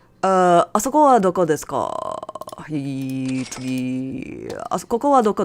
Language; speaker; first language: Japanese; non-native, learner; English